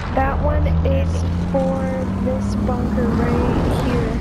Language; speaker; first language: English; early bilingual, other home language; Turkish